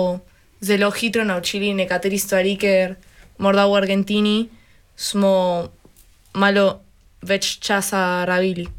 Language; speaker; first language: Slovenian; early bilingual, heritage; Spanish